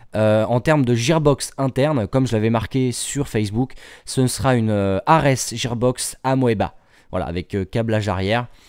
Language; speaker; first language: French; native; French